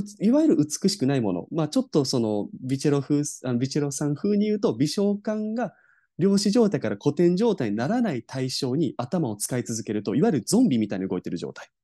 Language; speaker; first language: Japanese; native; Japanese